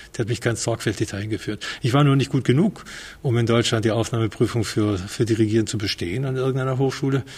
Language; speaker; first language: German; non-native, fluent; Spanish